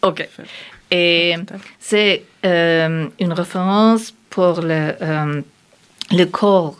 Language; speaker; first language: French; non-native, learner; German